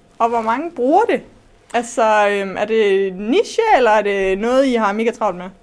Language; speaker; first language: Danish; native; Danish